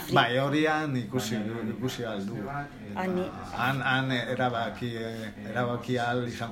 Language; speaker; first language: Basque; non-native, learner; Spanish